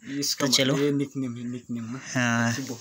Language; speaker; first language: Hindi; non-native, local second language; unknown